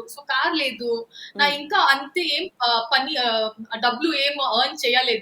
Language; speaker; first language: Telugu; non-native, local second language; Kannada